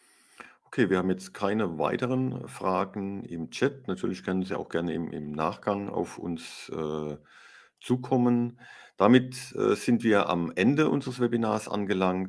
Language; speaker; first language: German; native; German